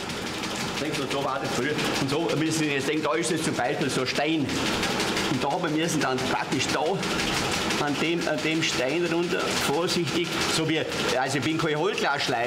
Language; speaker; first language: German; native; German